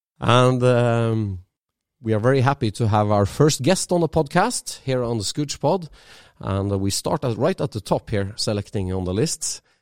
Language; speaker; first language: English; non-native, fluent; Norwegian